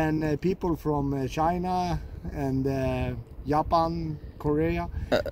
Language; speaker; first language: English; non-native, fluent; Swedish